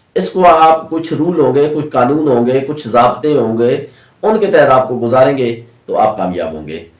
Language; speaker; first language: Urdu; non-native, local second language; Punjabi